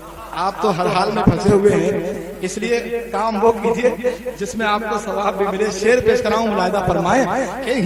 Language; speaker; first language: Urdu; native; Urdu